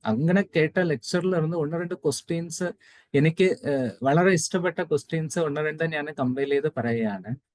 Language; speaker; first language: Malayalam; non-native, local second language; Tamil